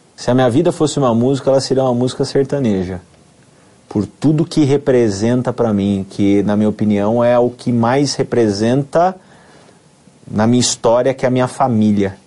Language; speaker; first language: Portuguese; native; Portuguese